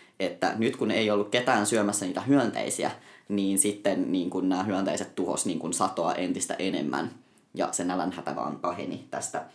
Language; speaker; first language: Finnish; native; Finnish